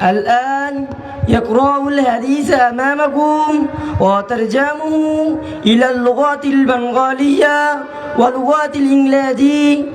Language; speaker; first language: Arabic; non-native, learner; Bangla